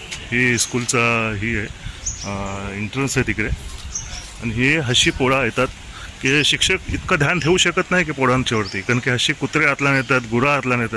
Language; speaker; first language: Marathi; non-native, local second language; Urdu